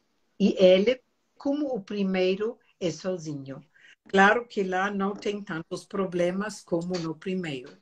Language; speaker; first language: Portuguese; non-native, fluent; German